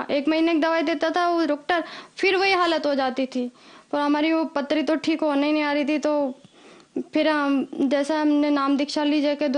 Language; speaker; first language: Hindi; native; Hindi